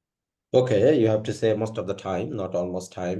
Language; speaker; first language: English; non-native, fluent; Bangla